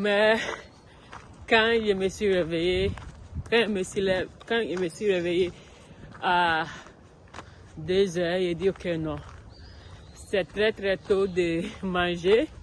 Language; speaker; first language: French; non-native, learner; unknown